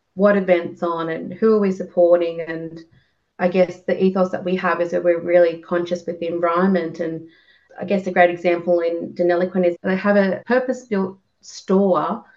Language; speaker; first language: English; native; English